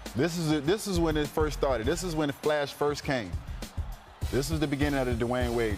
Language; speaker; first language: English; native; English